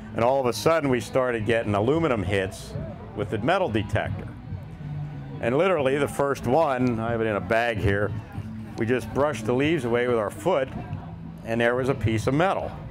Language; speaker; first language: English; native; English